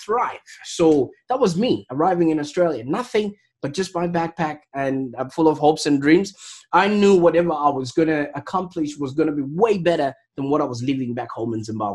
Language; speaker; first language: English; non-native, local second language; Shona